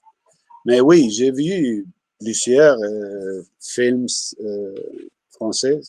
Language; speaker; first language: French; non-native, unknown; Spanish